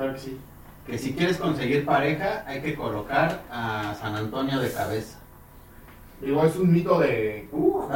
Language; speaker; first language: Spanish; native; Spanish